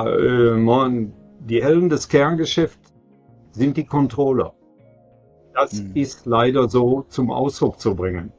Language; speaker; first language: German; native; German